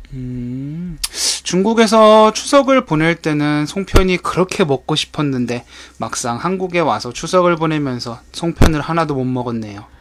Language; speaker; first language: Korean; native; Korean